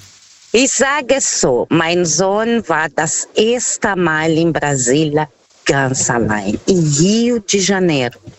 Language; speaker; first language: German; non-native, learner; Portuguese